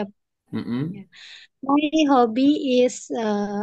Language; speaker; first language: English; non-native, learner; Indonesian